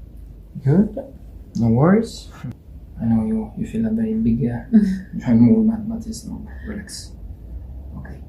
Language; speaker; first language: English; non-native, learner; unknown